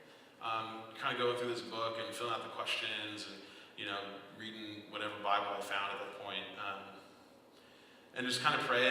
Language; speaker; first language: English; native; English